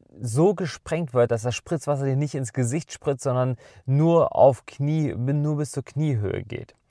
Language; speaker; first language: German; native; German